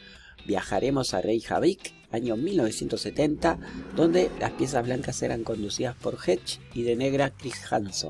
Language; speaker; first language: Spanish; native; Spanish